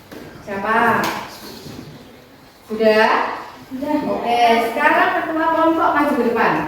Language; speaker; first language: Malay; native; Malay